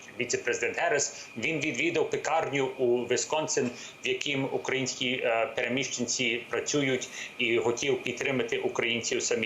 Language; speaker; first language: Ukrainian; early bilingual, heritage; English